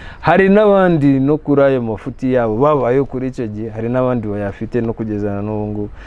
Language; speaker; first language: Kinyarwanda; early bilingual, heritage; Kinyarwanda